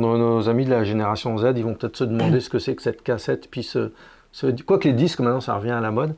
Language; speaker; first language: French; native; French